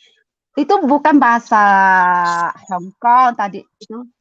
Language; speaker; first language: Indonesian; non-native, learner; Cantonese